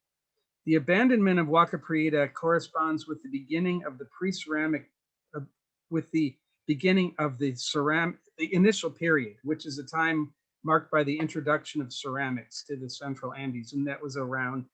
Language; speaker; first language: English; native; English